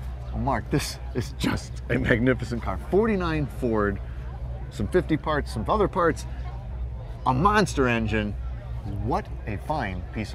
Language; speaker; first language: English; native; English